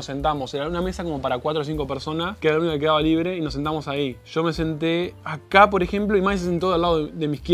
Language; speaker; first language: Spanish; native; Spanish